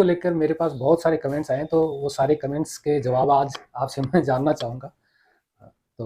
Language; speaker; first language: Hindi; native; Hindi